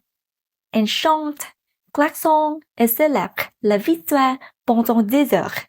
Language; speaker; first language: French; non-native, fluent; Vietnamese